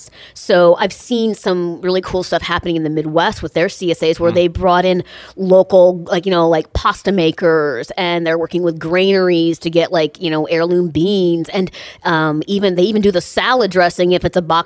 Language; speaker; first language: English; native; English